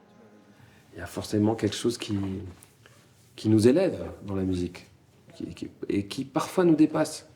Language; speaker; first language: French; native; French